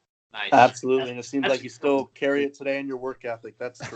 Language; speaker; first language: English; native; English